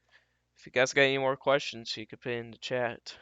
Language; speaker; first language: English; native; English